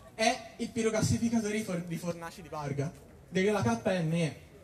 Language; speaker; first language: Italian; native; Italian